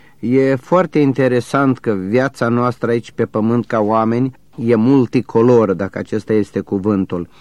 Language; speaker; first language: Romanian; native; Romanian